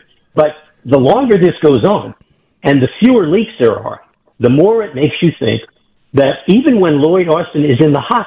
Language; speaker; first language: English; native; English